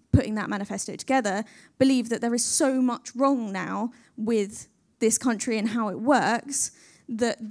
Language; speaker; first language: English; native; English